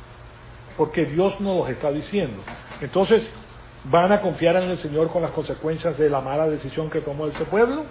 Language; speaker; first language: Spanish; native; Spanish